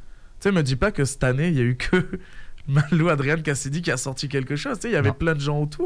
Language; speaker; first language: French; native; French